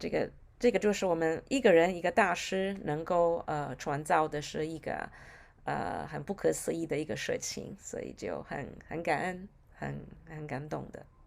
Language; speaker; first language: Chinese; non-native, fluent; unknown